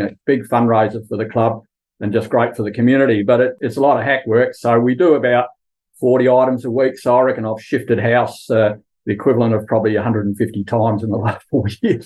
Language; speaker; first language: English; native; English